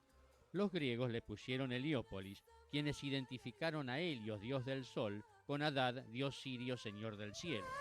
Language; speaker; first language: Spanish; native; Spanish